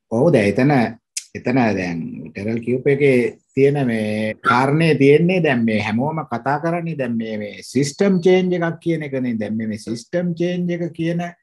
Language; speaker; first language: Sinhala; native; Sinhala